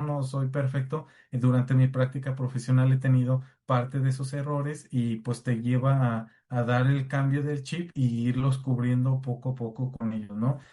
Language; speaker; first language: Spanish; native; Spanish